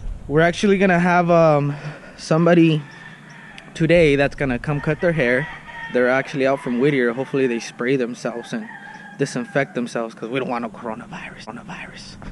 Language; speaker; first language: English; early bilingual, other home language; Spanish